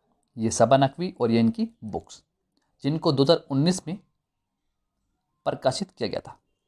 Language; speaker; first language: Hindi; native; Hindi